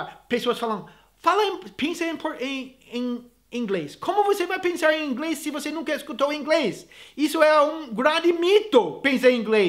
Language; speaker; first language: Portuguese; non-native, fluent; English